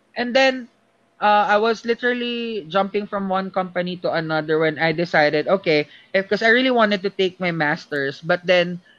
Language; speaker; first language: English; non-native, local second language; Filipino